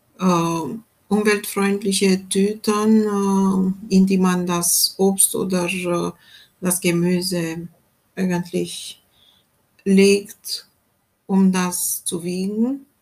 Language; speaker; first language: German; non-native, fluent; Romanian